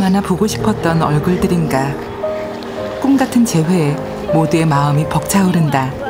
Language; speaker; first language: Korean; native; Korean